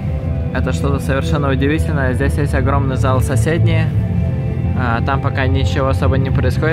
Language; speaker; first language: Russian; native; Russian